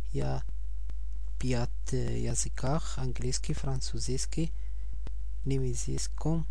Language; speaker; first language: Russian; non-native, learner; Arabic